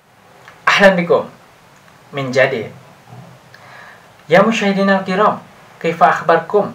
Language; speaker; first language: Arabic; non-native, learner; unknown